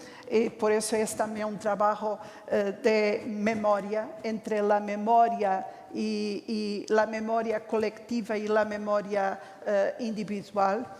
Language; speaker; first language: Spanish; non-native, fluent; Portuguese